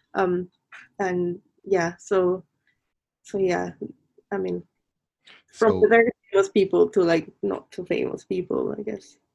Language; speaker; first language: English; non-native, fluent; Spanish